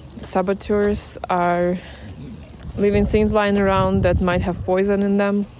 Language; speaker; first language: English; non-native, fluent; Ukrainian